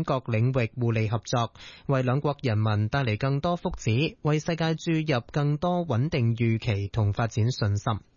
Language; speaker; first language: Cantonese; native; Cantonese